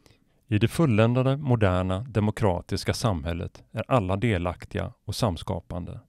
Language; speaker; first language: Swedish; native; Swedish